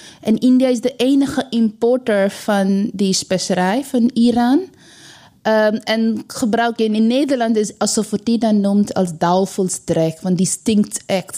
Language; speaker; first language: Dutch; non-native, learner; Bangla